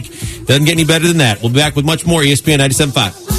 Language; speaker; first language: English; native; English